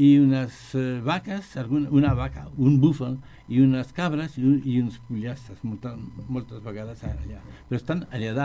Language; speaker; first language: Catalan; non-native, learner; French